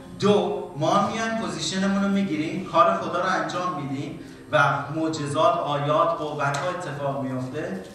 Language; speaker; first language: Persian; native; Persian